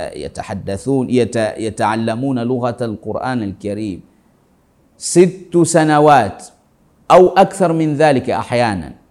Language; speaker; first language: Arabic; non-native, fluent; Swahili